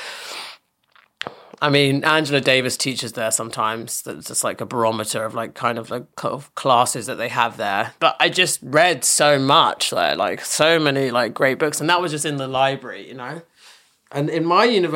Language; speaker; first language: English; native; English